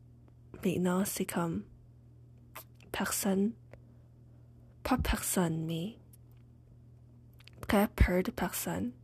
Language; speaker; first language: French; non-native, learner; English